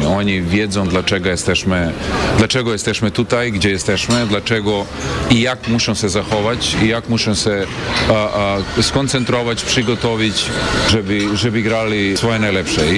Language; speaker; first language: Polish; non-native, fluent; Serbian